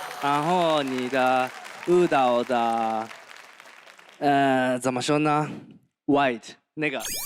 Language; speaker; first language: Chinese; non-native, learner; Japanese